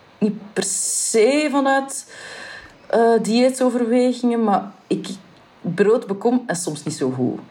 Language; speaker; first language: Dutch; native; Dutch